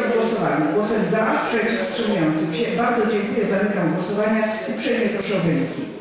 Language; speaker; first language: Polish; native; Polish